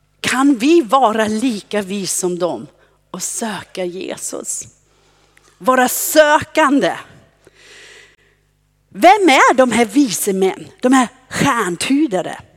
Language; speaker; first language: Swedish; non-native, fluent; German